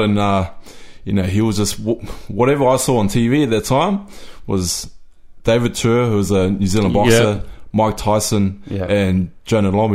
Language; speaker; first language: English; native; English